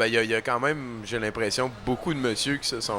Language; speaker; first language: French; native; French